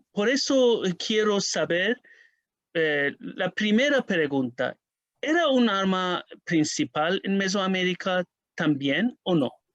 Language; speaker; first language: Spanish; non-native, learner; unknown